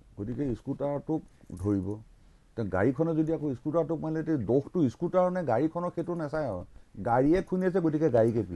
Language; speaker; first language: Assamese; native; Assamese